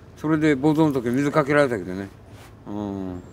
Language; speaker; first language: Japanese; native; Japanese